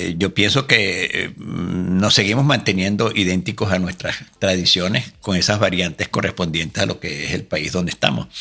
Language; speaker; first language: Spanish; native; Spanish